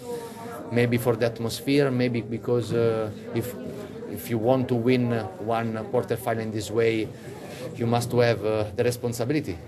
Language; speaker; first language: English; non-native, fluent; Italian